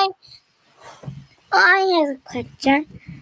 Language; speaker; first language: English; non-native, learner; Korean